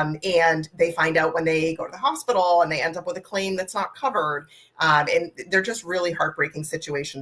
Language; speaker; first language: English; native; English